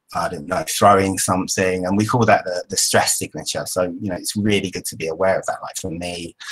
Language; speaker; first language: English; native; English